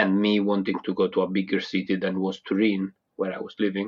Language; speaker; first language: English; non-native, fluent; Italian